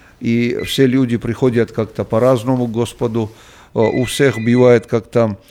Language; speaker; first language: Russian; non-native, local second language; Georgian